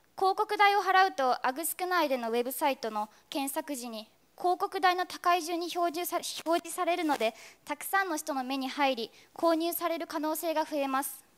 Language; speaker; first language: Japanese; native; Japanese